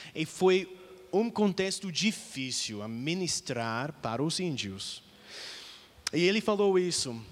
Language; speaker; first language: Portuguese; non-native, fluent; English